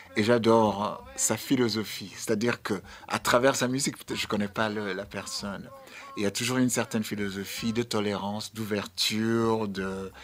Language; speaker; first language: French; non-native, fluent; English